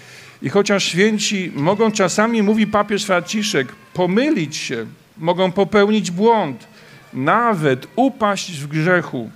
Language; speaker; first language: Polish; native; Polish